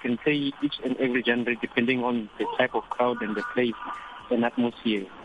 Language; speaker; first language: English; non-native, local second language; Venda